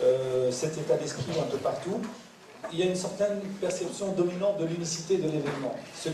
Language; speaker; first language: French; native; French